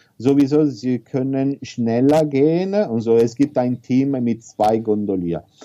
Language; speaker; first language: German; non-native, learner; Italian